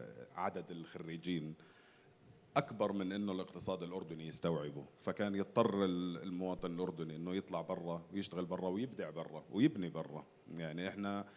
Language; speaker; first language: Arabic; native; Arabic